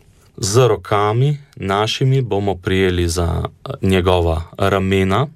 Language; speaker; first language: Slovenian; native; Slovenian